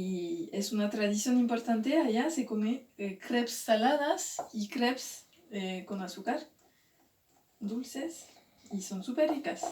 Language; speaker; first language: Spanish; non-native, fluent; French